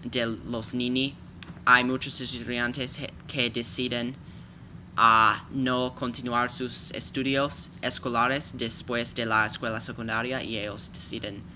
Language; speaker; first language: Spanish; non-native, fluent; English